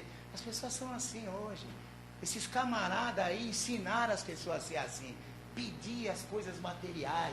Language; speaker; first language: Portuguese; native; Portuguese